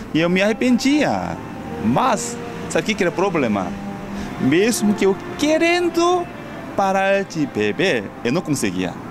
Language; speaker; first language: Portuguese; non-native, fluent; Korean